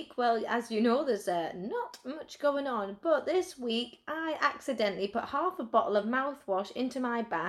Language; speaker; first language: English; native; English